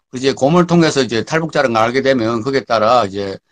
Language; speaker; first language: Korean; native; Korean